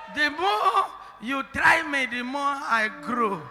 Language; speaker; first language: English; non-native, local second language; Ibibio